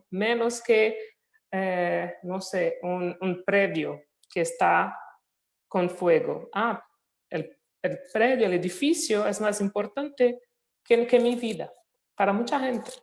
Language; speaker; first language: Spanish; non-native, fluent; Portuguese